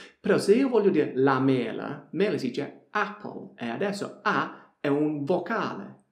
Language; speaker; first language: Italian; non-native, fluent; English